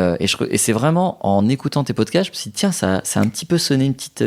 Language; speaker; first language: French; native; French